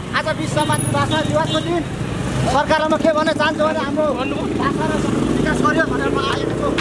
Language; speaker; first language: Nepali; non-native, local second language; Limburgish